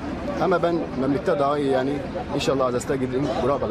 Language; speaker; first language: Turkish; non-native, learner; Arabic